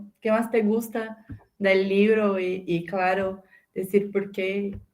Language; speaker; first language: Spanish; non-native, fluent; Portuguese